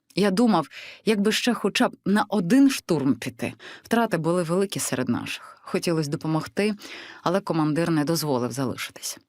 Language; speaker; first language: Ukrainian; early bilingual, other home language; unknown